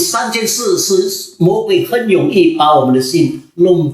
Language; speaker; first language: Chinese; early bilingual, heritage; Chinese